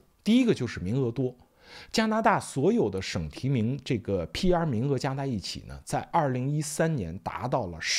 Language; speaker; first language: Chinese; native; Chinese